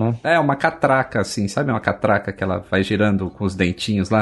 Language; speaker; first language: Portuguese; native; Portuguese